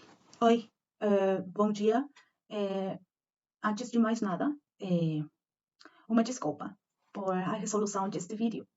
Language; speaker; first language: Portuguese; non-native, learner; Spanish